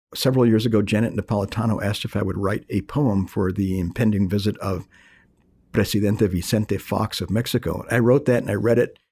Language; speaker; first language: English; early bilingual, other home language; Spanish